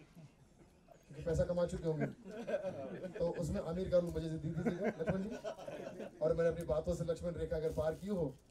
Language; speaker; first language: Hindi; native; Hindi